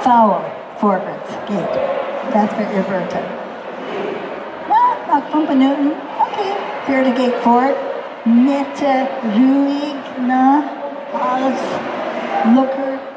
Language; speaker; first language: German; non-native, fluent; English